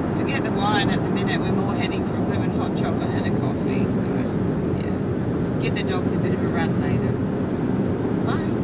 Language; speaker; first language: English; native; English